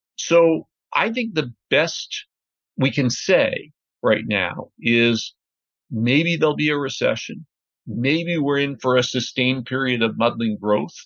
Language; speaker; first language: English; native; English